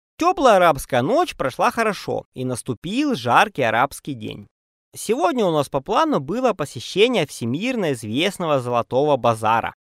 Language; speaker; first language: Russian; native; Russian